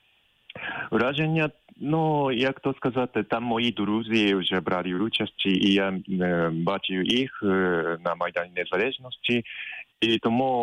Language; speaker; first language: Ukrainian; non-native, fluent; Japanese